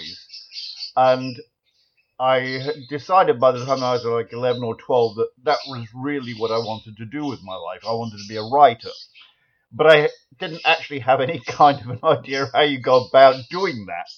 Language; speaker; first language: English; native; English